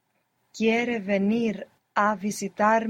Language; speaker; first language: Spanish; non-native, learner; English